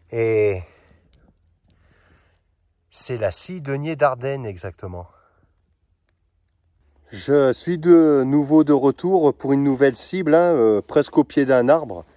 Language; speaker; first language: French; native; French